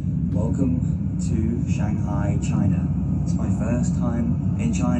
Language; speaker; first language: English; native; English